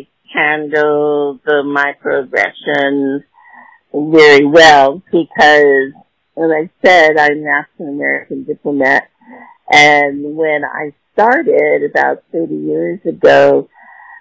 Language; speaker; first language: English; native; English